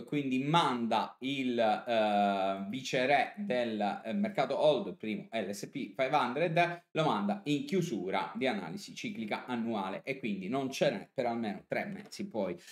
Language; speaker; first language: Italian; native; Italian